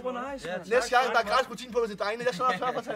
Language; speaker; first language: Danish; native; Danish